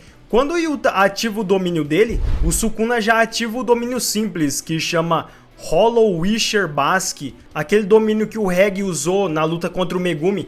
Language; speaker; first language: Portuguese; native; Portuguese